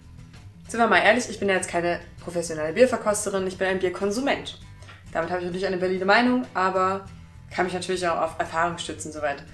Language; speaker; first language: German; native; German